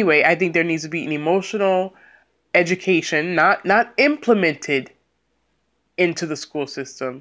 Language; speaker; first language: English; native; English